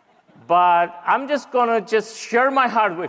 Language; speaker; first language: English; non-native, fluent; Romanian